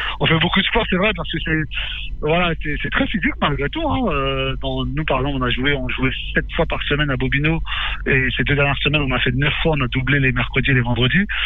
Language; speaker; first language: French; native; French